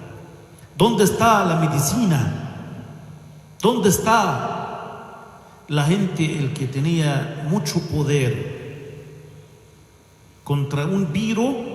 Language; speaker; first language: Spanish; non-native, fluent; Arabic